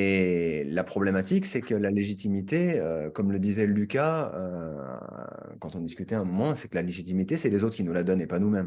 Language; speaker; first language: French; native; French